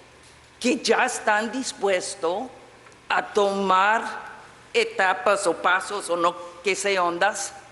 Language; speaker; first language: Spanish; non-native, fluent; English